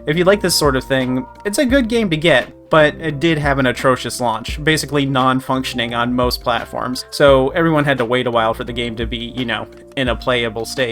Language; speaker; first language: English; native; English